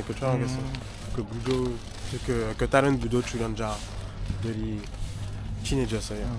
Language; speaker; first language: Korean; non-native, learner; French